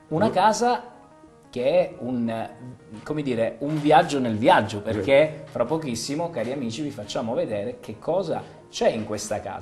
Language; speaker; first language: Italian; native; Italian